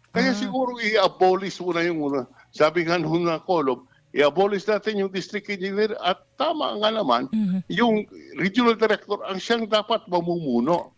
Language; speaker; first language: Filipino; non-native, local second language; Hiligaynon